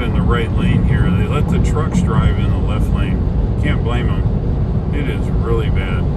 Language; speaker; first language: English; native; English